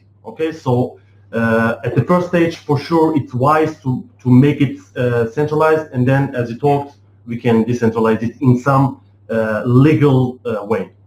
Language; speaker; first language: English; non-native, fluent; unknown